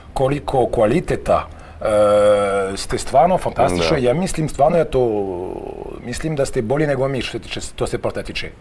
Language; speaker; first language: Croatian; non-native, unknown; French